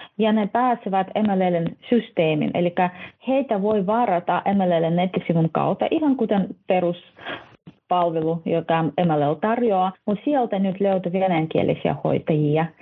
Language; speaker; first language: Finnish; non-native, fluent; Russian